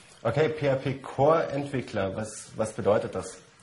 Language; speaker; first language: German; native; German